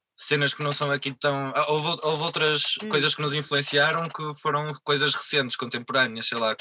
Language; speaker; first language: Portuguese; native; Portuguese